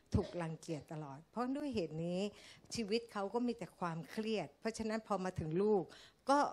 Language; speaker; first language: Thai; native; Thai